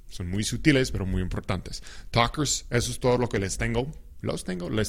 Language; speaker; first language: Spanish; non-native, fluent; English